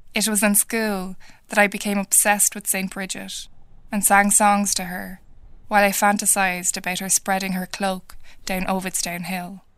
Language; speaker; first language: English; native; English